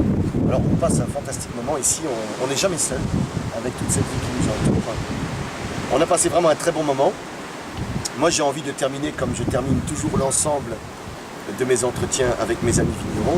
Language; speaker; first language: French; native; French